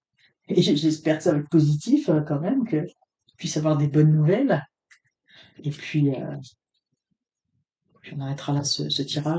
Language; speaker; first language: French; native; French